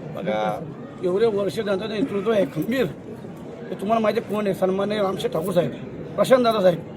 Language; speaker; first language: Marathi; native; Marathi